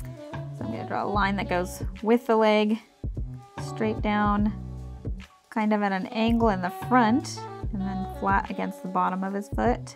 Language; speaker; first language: English; native; English